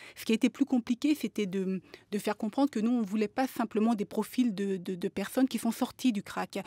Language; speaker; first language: French; native; French